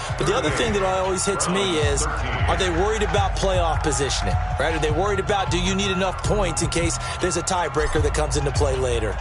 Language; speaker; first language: English; native; English